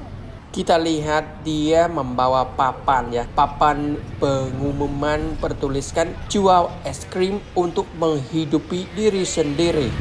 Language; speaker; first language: Indonesian; non-native, learner; Vietnamese